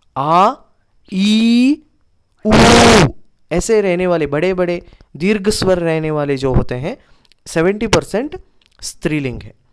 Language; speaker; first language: Hindi; non-native, local second language; Kannada